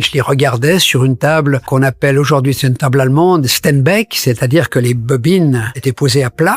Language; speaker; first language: French; native; French